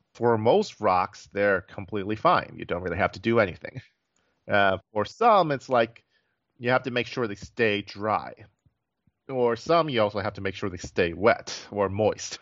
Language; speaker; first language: English; native; English